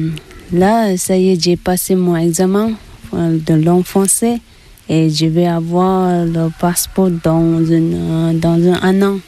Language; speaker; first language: French; non-native, learner; Tibetan